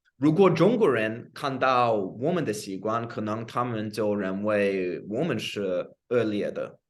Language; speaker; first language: Chinese; non-native, fluent; English